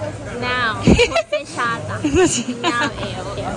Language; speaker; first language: Portuguese; non-native, learner; Thai